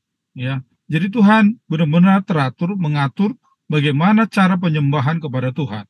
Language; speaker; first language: Indonesian; native; Indonesian